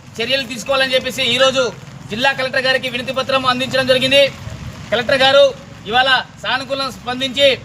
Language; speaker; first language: Telugu; non-native, local second language; Lambadi